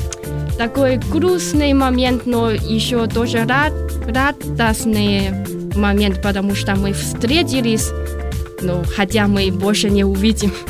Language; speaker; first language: Russian; non-native, learner; Chinese